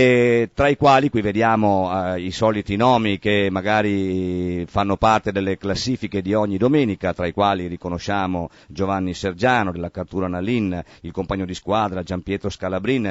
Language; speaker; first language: Italian; native; Italian